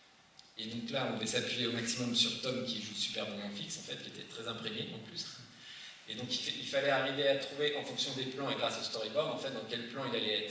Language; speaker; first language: French; native; French